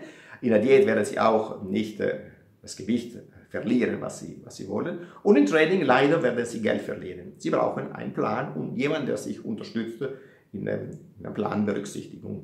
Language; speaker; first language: German; non-native, fluent; Italian